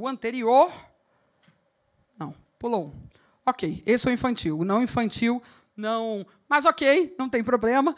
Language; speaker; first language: Portuguese; native; Portuguese